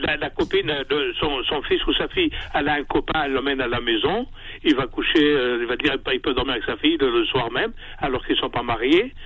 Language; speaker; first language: French; non-native, local second language; Kabyle